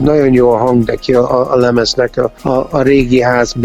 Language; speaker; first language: Hungarian; early bilingual, heritage; Hungarian